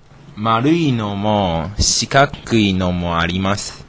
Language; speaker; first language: Japanese; non-native, learner; Chinese